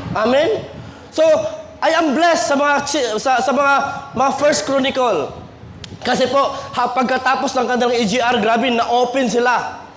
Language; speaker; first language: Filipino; non-native, local second language; Cebuano